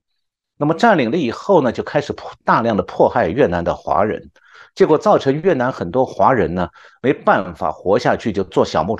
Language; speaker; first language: Chinese; native; Chinese